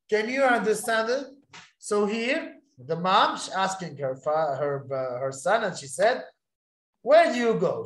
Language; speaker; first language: English; non-native, fluent; Arabic